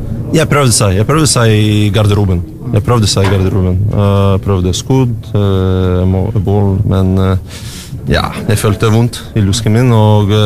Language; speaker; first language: Norwegian; non-native, learner; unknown